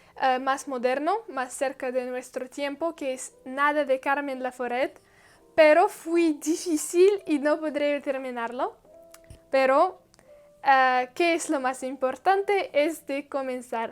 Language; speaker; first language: Spanish; non-native, learner; Russian